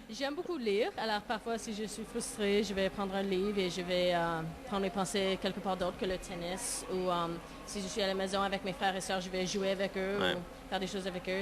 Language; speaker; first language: French; non-native, local second language; English